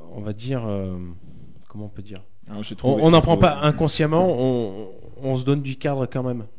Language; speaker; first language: French; native; French